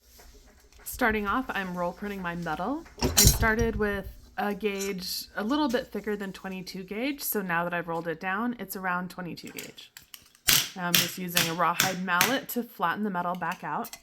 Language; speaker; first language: English; native; English